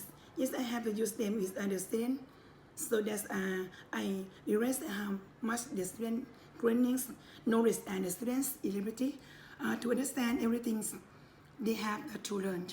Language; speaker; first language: English; non-native, learner; Thai